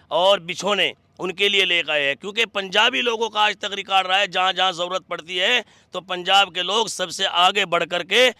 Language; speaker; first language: Hindi; native; Hindi